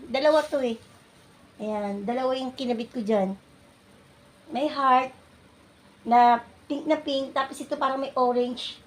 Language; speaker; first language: Filipino; native; Filipino